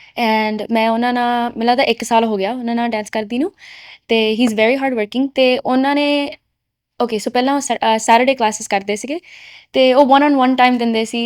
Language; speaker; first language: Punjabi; early bilingual, heritage; Punjabi